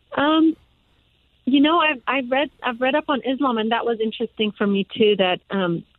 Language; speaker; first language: English; early bilingual, other home language; Persian